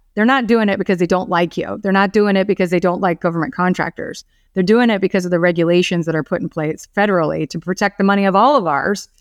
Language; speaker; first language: English; native; English